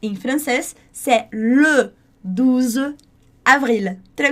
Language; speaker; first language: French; non-native, fluent; Portuguese